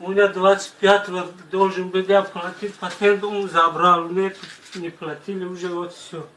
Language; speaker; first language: Russian; non-native, learner; Tajik